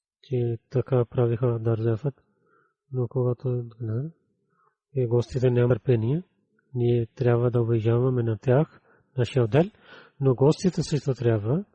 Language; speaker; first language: Bulgarian; non-native, learner; Urdu